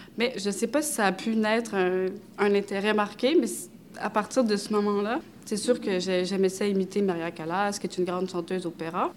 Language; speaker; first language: French; native; French